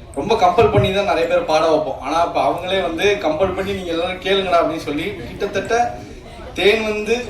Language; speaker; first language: Tamil; native; Tamil